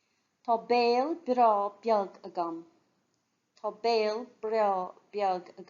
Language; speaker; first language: Irish; non-native, local second language; English